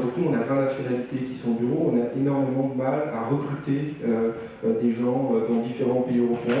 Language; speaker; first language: French; native; French